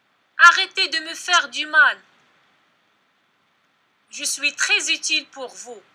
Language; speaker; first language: French; non-native, local second language; Arabic